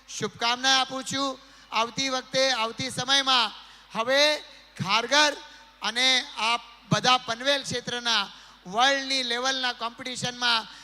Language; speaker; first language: Gujarati; non-native, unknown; Marathi